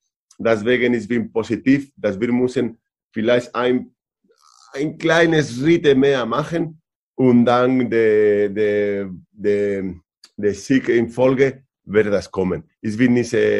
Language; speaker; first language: German; non-native, learner; Spanish